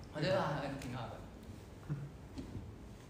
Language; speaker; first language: Chinese; non-native, learner; Thai